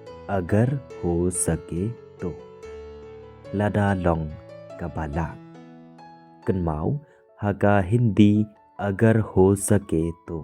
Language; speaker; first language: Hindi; non-native, local second language; Khasi